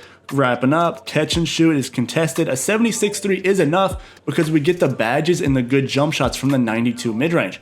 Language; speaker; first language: English; native; English